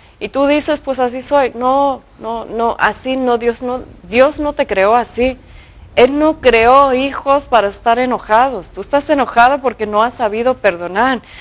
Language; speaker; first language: Spanish; early bilingual, other home language; English